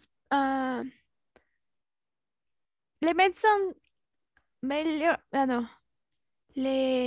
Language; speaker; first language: French; non-native, learner; Spanish